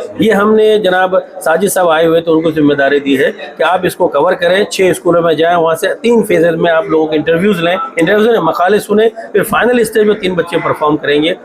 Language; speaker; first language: Hindi; non-native, local second language; Urdu